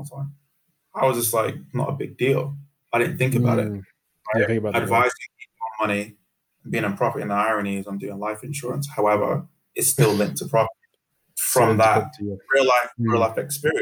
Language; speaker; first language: English; native; English